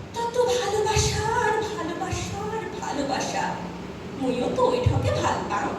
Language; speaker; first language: Bangla; non-native, local second language; Rangpuri